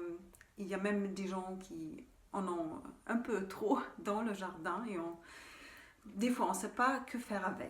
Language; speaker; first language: French; non-native, fluent; German